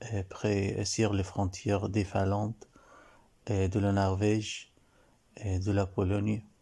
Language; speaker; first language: French; non-native, learner; Arabic